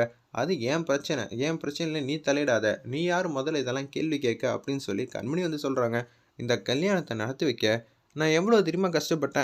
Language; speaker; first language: Tamil; native; Tamil